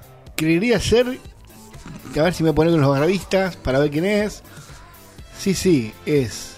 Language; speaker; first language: Spanish; native; Spanish